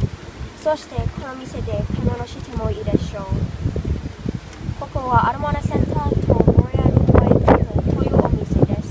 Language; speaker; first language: Japanese; non-native, learner; English